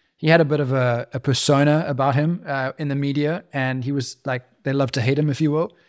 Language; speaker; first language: English; native; English